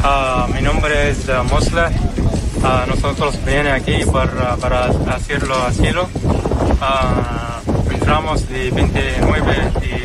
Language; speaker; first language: Spanish; non-native, learner; Arabic